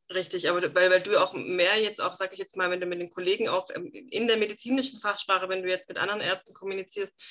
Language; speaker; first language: German; native; German